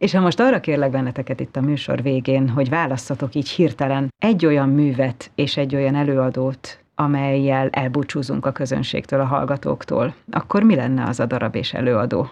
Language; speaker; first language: Hungarian; native; Hungarian